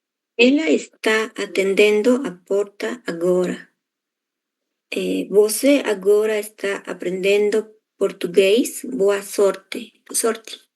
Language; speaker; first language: Portuguese; non-native, learner; Spanish